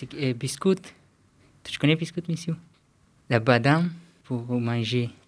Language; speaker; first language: French; non-native, learner; Pashto